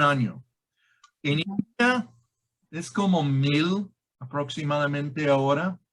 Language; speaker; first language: Spanish; non-native, fluent; English